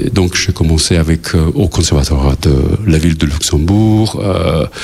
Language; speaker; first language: French; non-native, fluent; Albanian